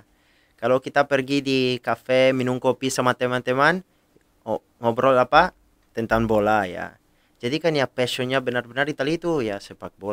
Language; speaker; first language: Indonesian; non-native, fluent; Italian